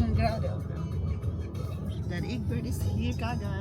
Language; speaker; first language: German; non-native, learner; Filipino